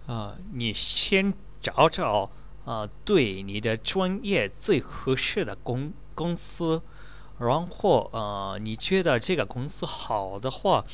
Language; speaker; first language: Chinese; non-native, learner; Japanese